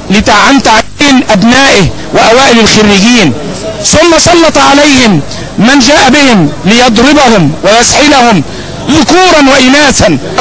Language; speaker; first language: Arabic; native; Arabic